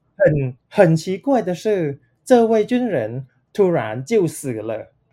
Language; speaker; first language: Chinese; non-native, fluent; Thai